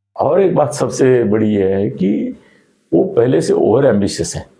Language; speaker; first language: Hindi; non-native, local second language; Marathi